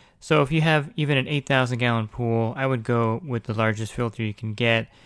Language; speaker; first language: English; native; English